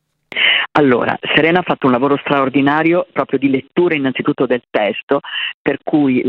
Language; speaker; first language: Italian; native; Italian